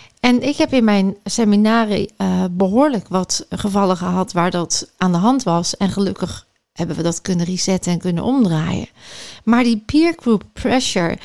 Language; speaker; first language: Dutch; native; Dutch